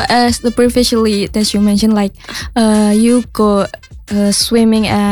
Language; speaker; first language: English; non-native, learner; Indonesian